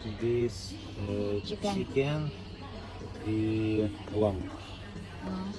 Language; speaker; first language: English; non-native, learner; Polish